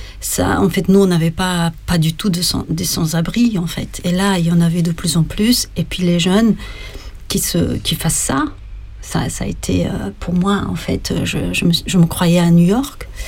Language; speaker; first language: French; non-native, fluent; Slovenian